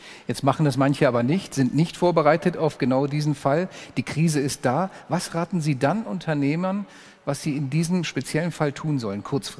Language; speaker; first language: German; native; German